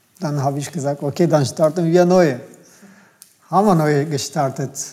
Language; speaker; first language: German; non-native, fluent; Turkish